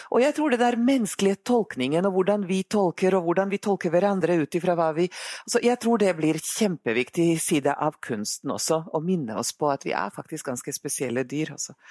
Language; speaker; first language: Norwegian; non-native, fluent; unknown